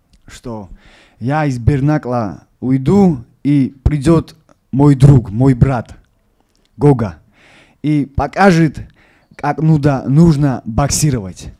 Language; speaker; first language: Russian; non-native, fluent; Georgian